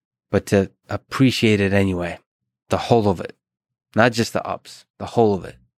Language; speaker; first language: English; early bilingual, other home language; Russian